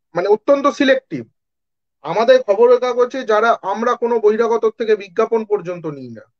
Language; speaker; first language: Bangla; native; Bangla